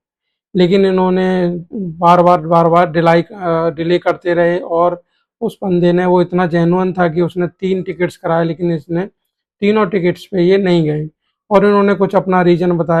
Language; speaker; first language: Hindi; native; Hindi